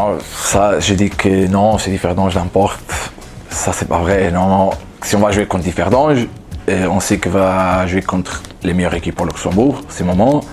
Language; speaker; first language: French; non-native, fluent; Portuguese